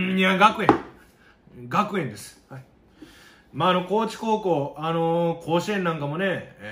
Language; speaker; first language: Japanese; native; Japanese